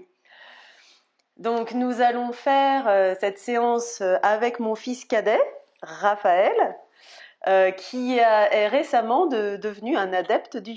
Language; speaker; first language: French; native; French